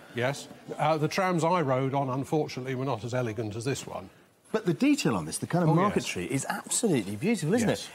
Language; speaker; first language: English; native; English